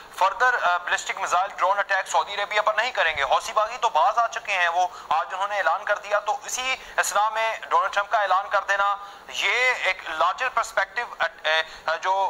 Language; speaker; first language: Urdu; native; Urdu